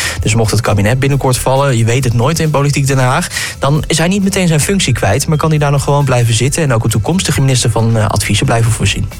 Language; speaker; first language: Dutch; native; Dutch